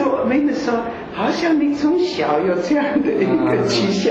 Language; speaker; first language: Chinese; non-native, fluent; German